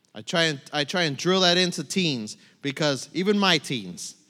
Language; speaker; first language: English; native; English